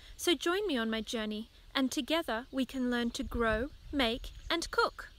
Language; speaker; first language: English; native; English